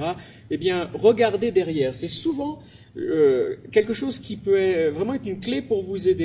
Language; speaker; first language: French; native; French